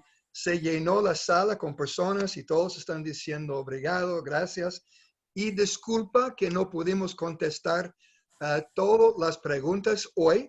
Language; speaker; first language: Spanish; non-native, fluent; English